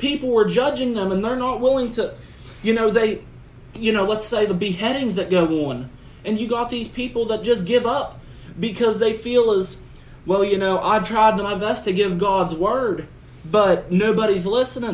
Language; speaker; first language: English; native; English